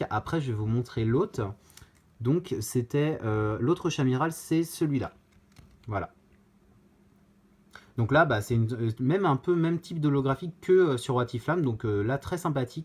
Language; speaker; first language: French; native; French